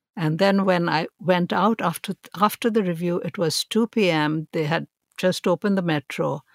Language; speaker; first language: English; non-native, local second language; Hindi